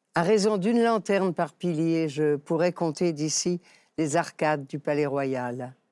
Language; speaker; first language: French; native; French